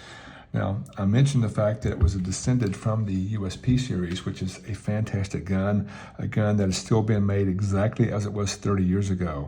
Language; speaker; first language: English; native; English